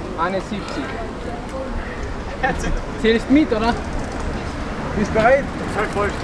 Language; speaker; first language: German; early bilingual, heritage; Turkish